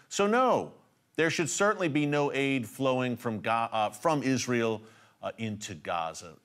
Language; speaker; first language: English; native; English